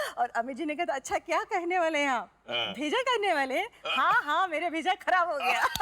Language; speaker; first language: Hindi; non-native, local second language; Telugu